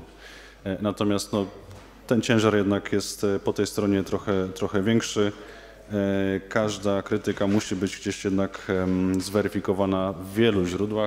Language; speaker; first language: Polish; native; Polish